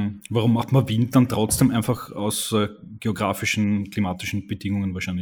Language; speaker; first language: German; native; German